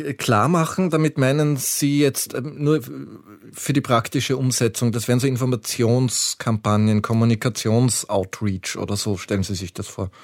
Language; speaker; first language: German; native; German